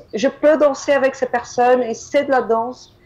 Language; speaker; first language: French; non-native, fluent; Portuguese